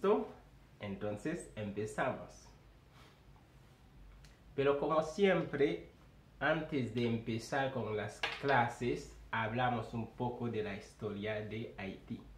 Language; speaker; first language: Spanish; non-native, fluent; Haitian Creole